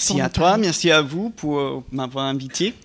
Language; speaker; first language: French; non-native, fluent; English